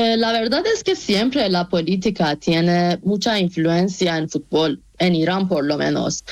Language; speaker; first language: Spanish; non-native, fluent; Persian